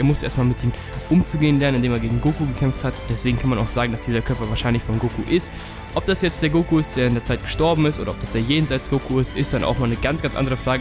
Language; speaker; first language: German; native; German